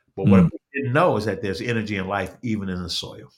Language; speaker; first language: English; native; English